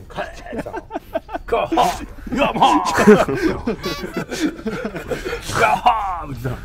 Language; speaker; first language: Japanese; native; Japanese